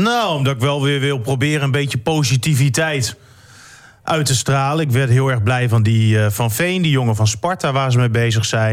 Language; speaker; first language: Dutch; native; Dutch